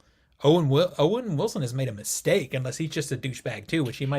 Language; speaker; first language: English; native; English